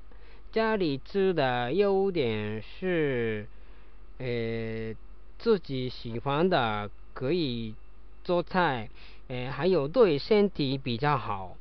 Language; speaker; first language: Chinese; non-native, learner; Japanese